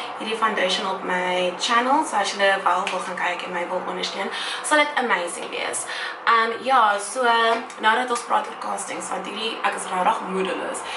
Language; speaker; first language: Afrikaans; native; Afrikaans